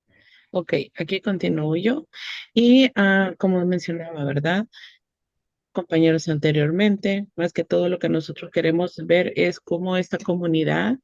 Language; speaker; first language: Spanish; native; Spanish